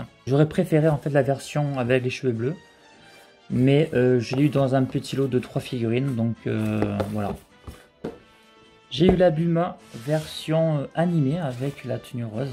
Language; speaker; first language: French; native; French